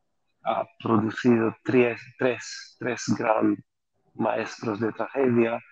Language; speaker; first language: Spanish; non-native, fluent; Greek